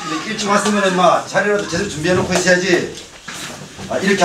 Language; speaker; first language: Korean; native; Korean